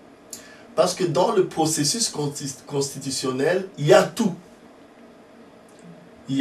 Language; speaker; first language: French; non-native, local second language; Lingala